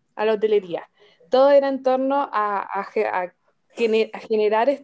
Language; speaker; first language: Spanish; native; Spanish